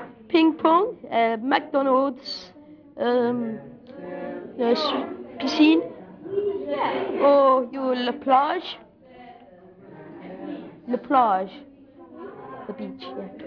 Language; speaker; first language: English; non-native, learner; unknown